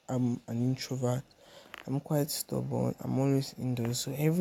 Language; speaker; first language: English; non-native, local second language; Yoruba